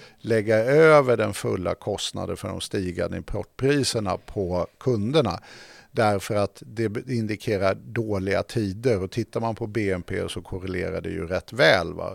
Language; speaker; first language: Swedish; native; Swedish